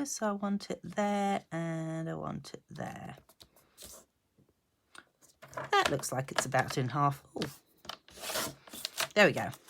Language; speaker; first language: English; native; English